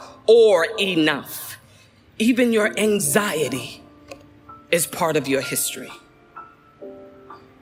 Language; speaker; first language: English; native; English